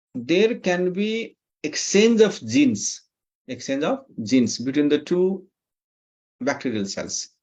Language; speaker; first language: English; non-native, local second language; Nepali